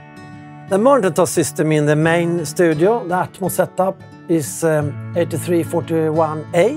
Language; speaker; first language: English; non-native, fluent; Swedish